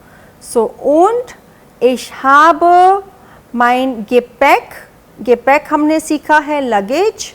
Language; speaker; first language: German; non-native, fluent; Hindi